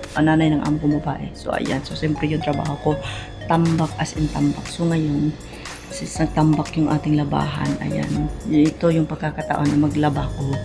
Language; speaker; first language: Filipino; non-native, local second language; Cebuano